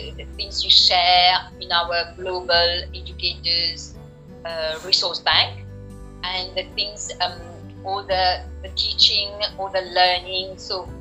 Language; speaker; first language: English; non-native, fluent; French